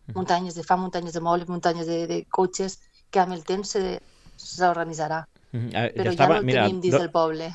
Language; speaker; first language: Catalan; non-native, local second language; Spanish